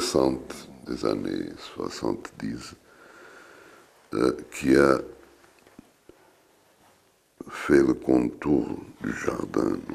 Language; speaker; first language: French; non-native, fluent; Portuguese